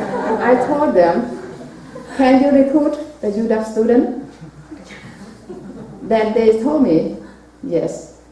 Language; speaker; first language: English; non-native, learner; Vietnamese